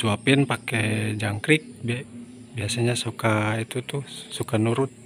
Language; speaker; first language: Indonesian; non-native, local second language; Sundanese